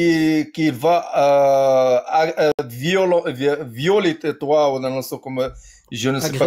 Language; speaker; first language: French; non-native, learner; Arabic